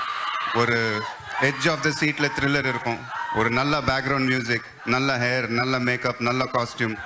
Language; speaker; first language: Tamil; non-native, local second language; Telugu